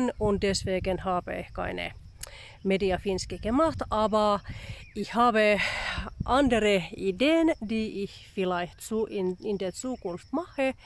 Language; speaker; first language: German; non-native, fluent; Finnish